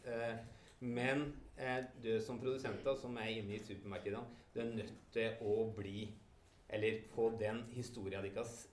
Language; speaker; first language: Norwegian; native; Norwegian